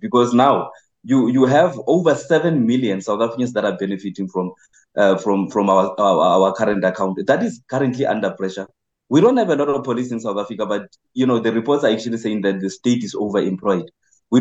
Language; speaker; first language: English; non-native, local second language; Southern Sotho